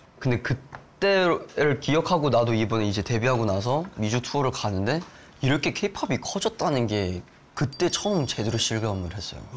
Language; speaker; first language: Korean; early bilingual, heritage; Korean